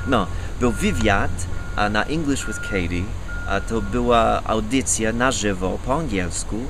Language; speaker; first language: Polish; non-native, fluent; English